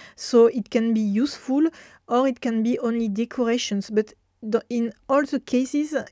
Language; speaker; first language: English; non-native, fluent; French